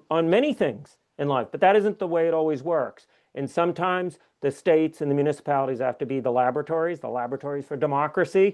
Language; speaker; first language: English; native; English